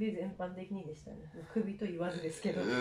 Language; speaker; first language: Japanese; native; Japanese